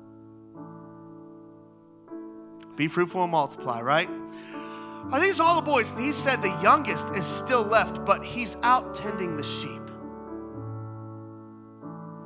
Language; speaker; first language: English; native; English